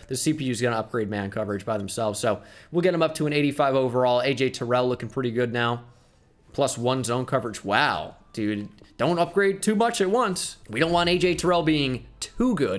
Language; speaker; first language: English; native; English